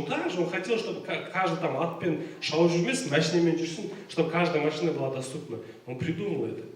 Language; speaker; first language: Russian; non-native, local second language; Kazakh